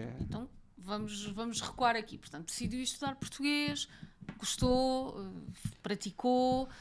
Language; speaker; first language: Portuguese; native; Portuguese